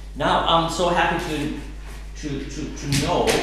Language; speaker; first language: English; non-native, fluent; Turkish